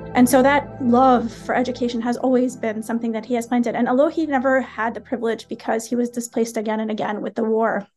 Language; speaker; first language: English; early bilingual, other home language; Arabic